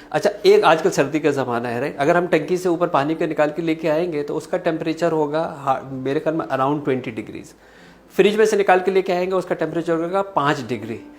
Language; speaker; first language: Urdu; native; Urdu